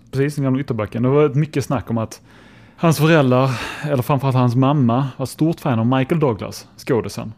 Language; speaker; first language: Swedish; native; Swedish